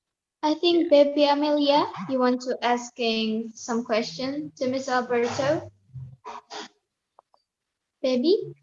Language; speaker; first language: English; non-native, learner; Indonesian